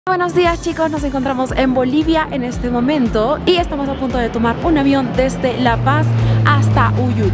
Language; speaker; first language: Spanish; native; Spanish